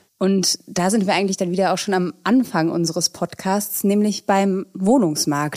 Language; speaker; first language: German; native; German